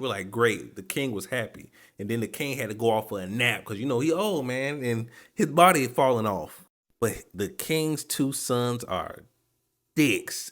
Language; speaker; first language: English; native; English